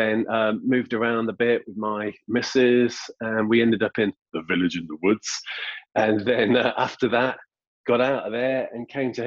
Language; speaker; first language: English; native; English